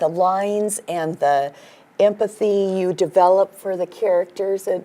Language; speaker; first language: English; native; English